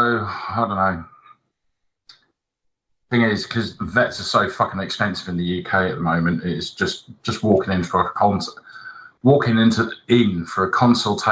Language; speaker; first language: English; native; English